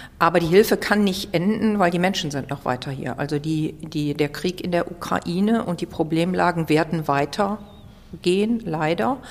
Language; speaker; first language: German; native; German